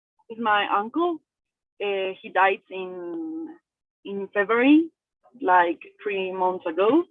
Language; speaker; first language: English; non-native, learner; Spanish